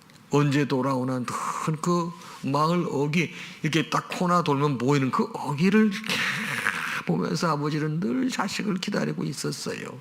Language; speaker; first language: Korean; native; Korean